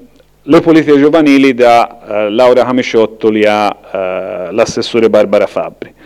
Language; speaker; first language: Italian; native; Italian